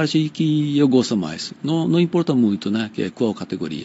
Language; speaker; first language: Portuguese; non-native, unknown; Japanese